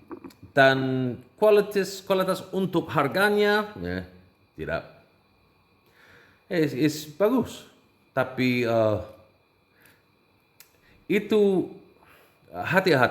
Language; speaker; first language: Indonesian; non-native, learner; English